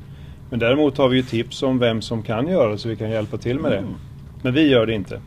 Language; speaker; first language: Swedish; native; Swedish